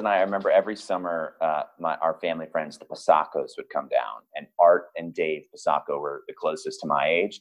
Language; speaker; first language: English; native; English